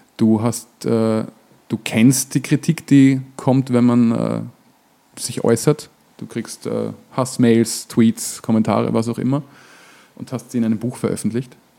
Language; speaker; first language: German; native; German